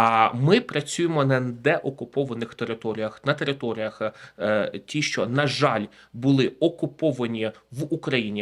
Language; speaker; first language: Ukrainian; native; Ukrainian